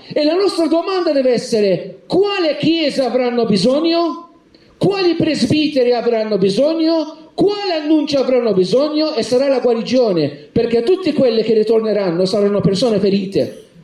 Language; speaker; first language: Italian; non-native, fluent; Maltese